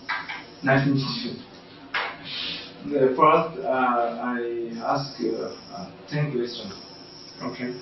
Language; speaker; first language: English; non-native, learner; Japanese